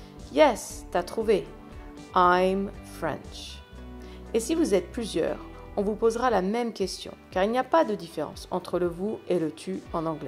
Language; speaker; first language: French; non-native, fluent; English